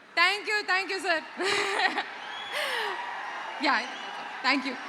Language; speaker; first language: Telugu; non-native, learner; Kannada